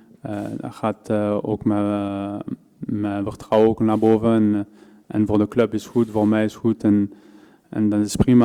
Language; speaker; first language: Dutch; non-native, local second language; French